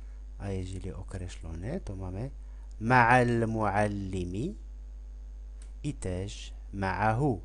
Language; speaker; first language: Polish; non-native, fluent; Arabic